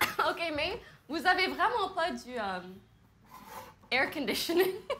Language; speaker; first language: French; early bilingual, heritage; French